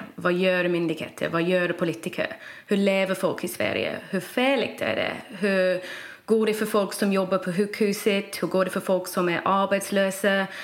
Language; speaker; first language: Swedish; non-native, fluent; English